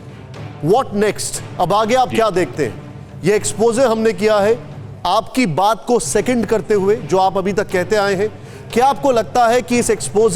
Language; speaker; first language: Hindi; native; Hindi